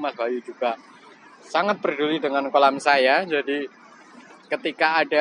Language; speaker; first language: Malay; non-native, local second language; Javanese